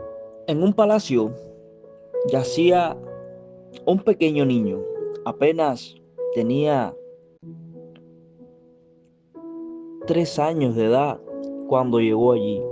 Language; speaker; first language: Spanish; native; Spanish